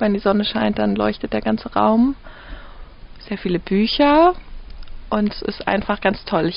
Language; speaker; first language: German; native; German